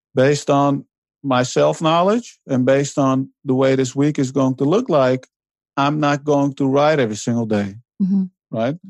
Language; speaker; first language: English; non-native, fluent; Dutch